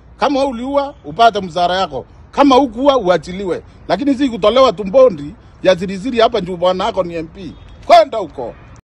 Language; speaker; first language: Swahili; non-native, local second language; Meru